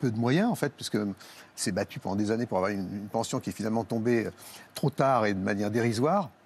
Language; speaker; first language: French; native; French